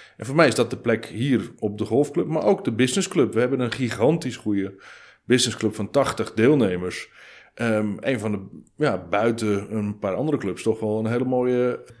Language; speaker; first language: Dutch; native; Dutch